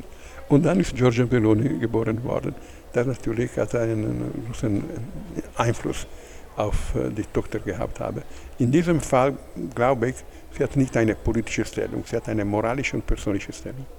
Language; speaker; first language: German; non-native, fluent; Italian